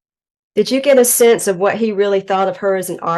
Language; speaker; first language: English; native; English